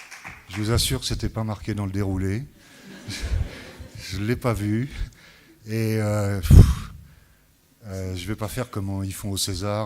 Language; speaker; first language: French; native; French